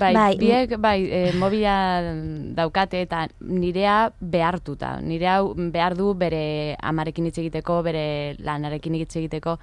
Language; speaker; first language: Basque; non-native, local second language; Spanish